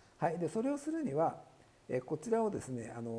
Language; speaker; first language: Japanese; native; Japanese